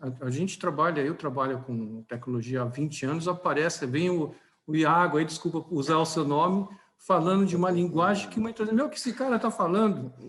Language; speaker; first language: Portuguese; native; Portuguese